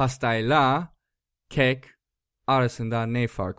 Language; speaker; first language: Turkish; non-native, learner; English